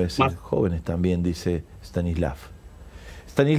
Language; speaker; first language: Italian; non-native, learner; Spanish